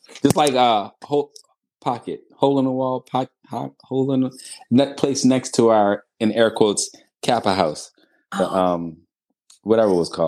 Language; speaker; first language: English; native; English